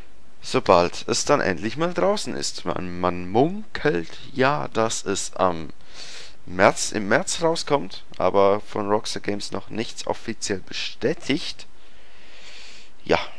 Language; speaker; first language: German; native; German